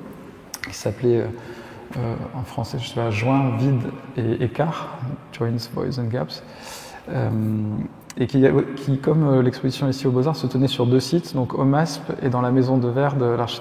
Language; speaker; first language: French; native; French